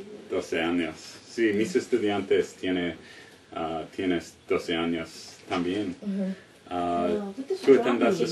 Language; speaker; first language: Spanish; non-native, learner; English